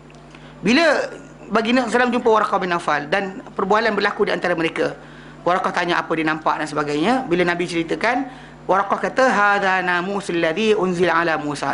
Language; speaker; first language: Malay; native; Malay